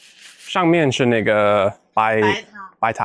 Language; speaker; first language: Chinese; non-native, fluent; English